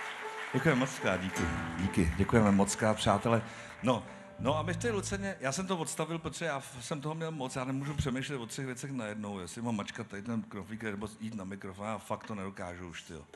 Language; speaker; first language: Czech; native; Czech